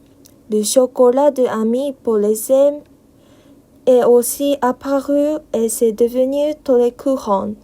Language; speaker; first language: French; non-native, learner; Japanese